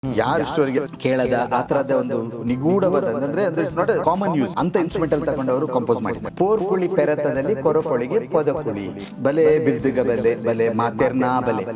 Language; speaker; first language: Kannada; non-native, local second language; Tulu